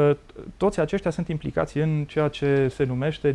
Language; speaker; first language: Romanian; native; Romanian